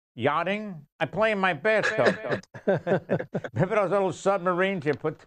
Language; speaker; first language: English; native; English